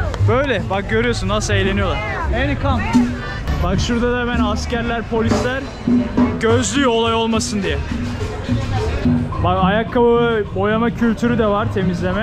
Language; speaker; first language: Turkish; native; Turkish